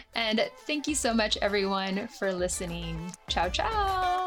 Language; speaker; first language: English; native; English